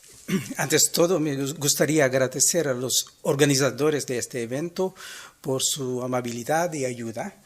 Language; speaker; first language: Spanish; non-native, fluent; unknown